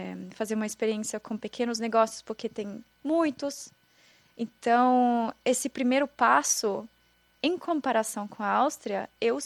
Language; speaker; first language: Portuguese; non-native, fluent; German